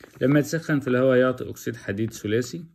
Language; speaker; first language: Arabic; native; Arabic